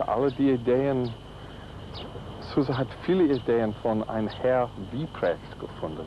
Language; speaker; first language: German; non-native, fluent; English